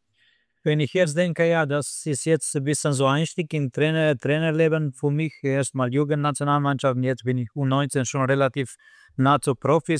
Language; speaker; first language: German; non-native, fluent; Slovenian